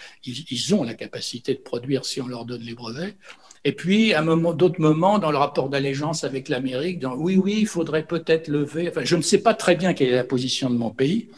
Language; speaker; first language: French; native; French